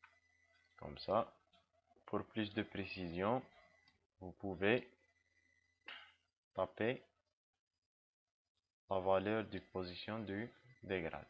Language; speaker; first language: French; non-native, local second language; Arabic